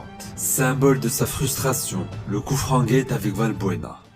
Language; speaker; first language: French; native; French